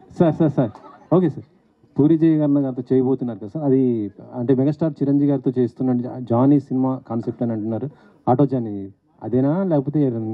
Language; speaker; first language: Telugu; native; Telugu